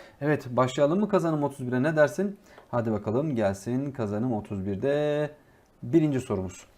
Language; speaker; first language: Turkish; native; Turkish